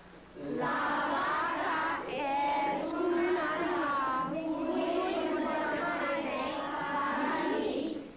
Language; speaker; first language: Spanish; non-native, learner; English